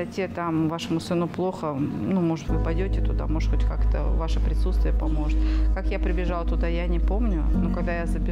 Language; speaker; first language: Russian; native; Russian